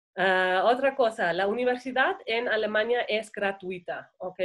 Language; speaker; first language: Spanish; non-native, fluent; German